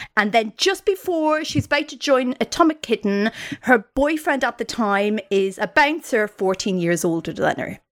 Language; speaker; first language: English; native; English